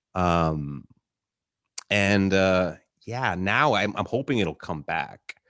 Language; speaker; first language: English; native; English